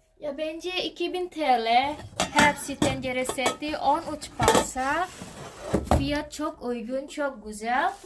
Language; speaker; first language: Turkish; non-native, learner; Indonesian